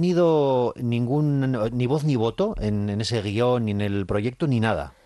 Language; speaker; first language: Spanish; native; Spanish